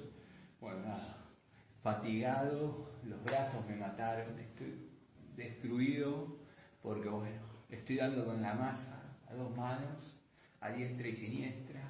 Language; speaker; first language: Spanish; native; Spanish